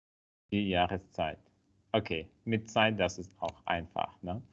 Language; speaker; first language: German; non-native, learner; Italian